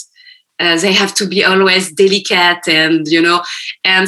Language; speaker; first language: English; non-native, fluent; French